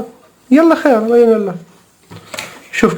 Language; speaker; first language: Arabic; non-native, learner; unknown